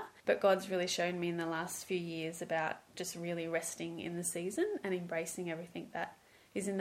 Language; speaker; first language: English; native; English